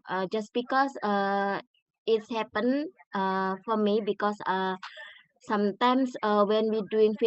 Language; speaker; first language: English; non-native, learner; Indonesian